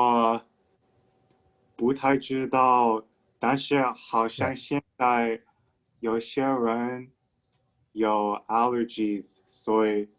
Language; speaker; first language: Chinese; non-native, learner; English